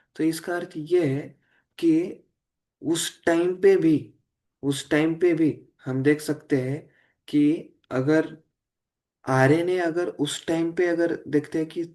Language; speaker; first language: Hindi; non-native, local second language; Marathi